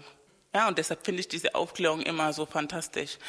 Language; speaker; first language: German; non-native, fluent; Spanish